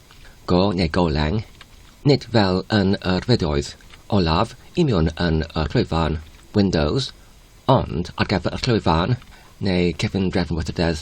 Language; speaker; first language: Welsh; non-native, learner; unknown